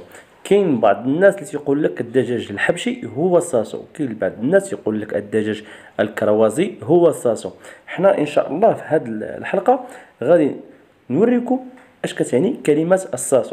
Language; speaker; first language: Arabic; native; Arabic